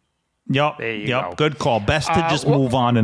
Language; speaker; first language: English; native; English